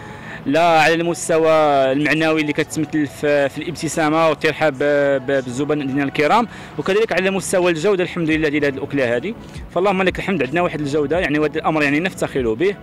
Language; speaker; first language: Arabic; native; Arabic